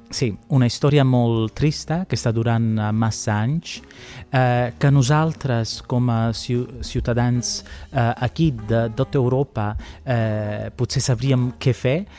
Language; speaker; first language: Catalan; non-native, fluent; Italian